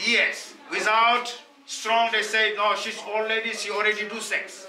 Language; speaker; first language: English; non-native, learner; Wolof